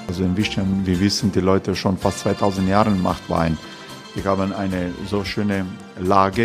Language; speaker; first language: German; non-native, learner; Croatian